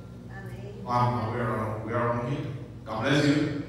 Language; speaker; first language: English; non-native, learner; Spanish